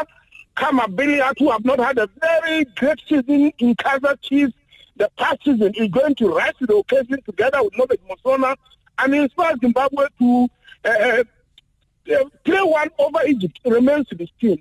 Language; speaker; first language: English; non-native, local second language; Akan